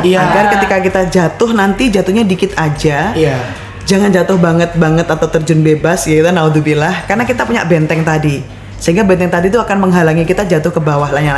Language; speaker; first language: Indonesian; native; Indonesian